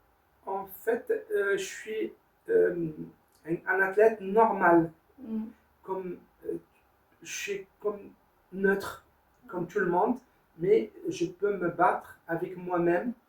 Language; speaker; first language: French; non-native, learner; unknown